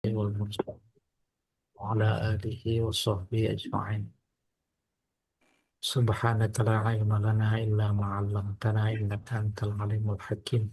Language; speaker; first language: Arabic; non-native, fluent; Indonesian